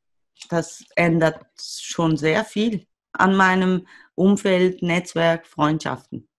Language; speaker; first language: German; native; German